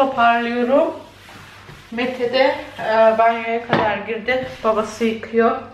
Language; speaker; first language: Turkish; early bilingual, heritage; Turkish